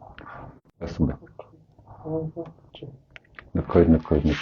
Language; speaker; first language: Mongolian; native; Mongolian